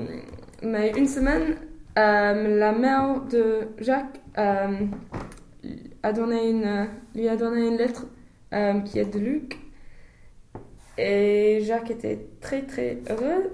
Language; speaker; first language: French; non-native, learner; English